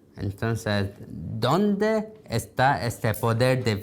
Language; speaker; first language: Spanish; non-native, learner; Korean